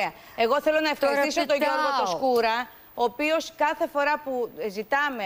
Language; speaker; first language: Greek; native; Greek